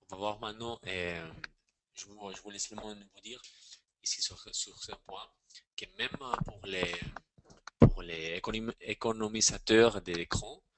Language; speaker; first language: French; non-native, fluent; Spanish